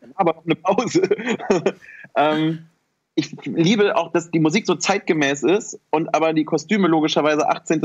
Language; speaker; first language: German; native; German